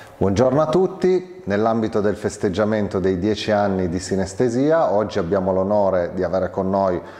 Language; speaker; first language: Italian; native; Italian